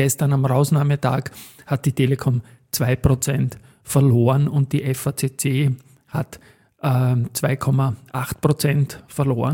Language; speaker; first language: German; native; German